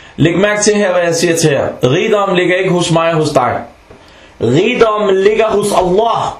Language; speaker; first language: Danish; non-native, local second language; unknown